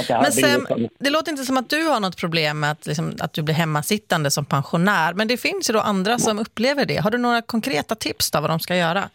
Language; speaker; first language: Swedish; native; Swedish